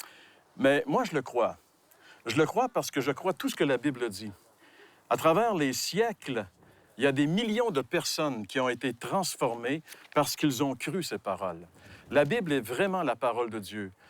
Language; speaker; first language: French; native; French